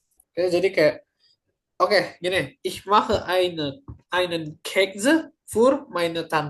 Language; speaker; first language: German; non-native, learner; Indonesian